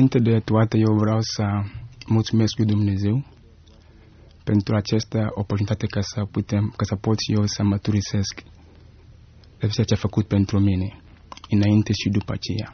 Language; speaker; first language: Romanian; non-native, fluent; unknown